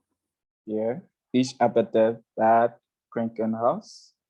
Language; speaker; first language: German; non-native, learner; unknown